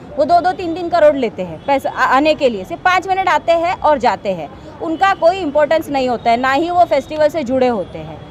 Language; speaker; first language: Hindi; non-native, local second language; Marathi